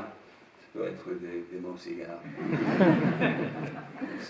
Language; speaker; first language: French; non-native, fluent; English